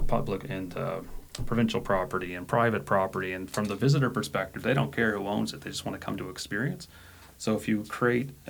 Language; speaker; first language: English; native; English